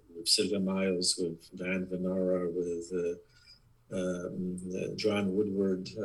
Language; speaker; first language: English; non-native, fluent; Polish